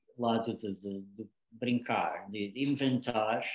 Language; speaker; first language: Portuguese; non-native, fluent; English